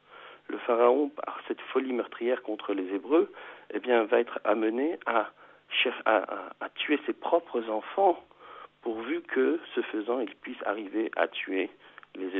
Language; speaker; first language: French; native; French